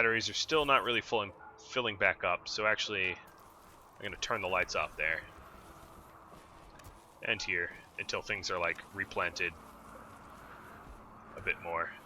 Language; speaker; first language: English; native; English